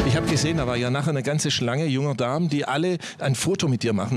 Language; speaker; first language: German; native; German